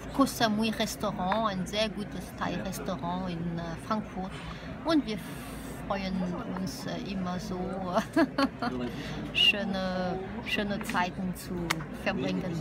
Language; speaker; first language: German; non-native, fluent; French